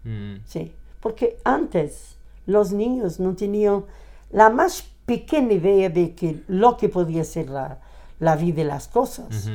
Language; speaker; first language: Spanish; non-native, fluent; Portuguese